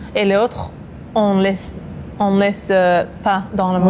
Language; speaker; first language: French; non-native, fluent; Hebrew